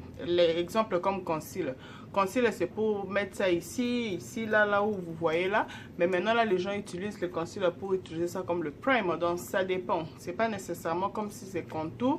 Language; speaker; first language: French; non-native, local second language; Lingala